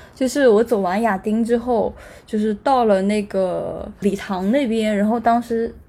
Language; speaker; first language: Chinese; native; Chinese